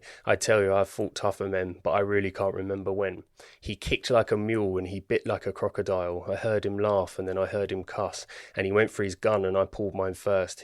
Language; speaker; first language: English; native; English